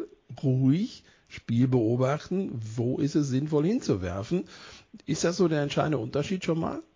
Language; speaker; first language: German; native; German